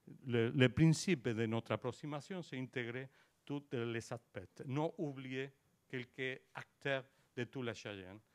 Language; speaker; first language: French; non-native, learner; Spanish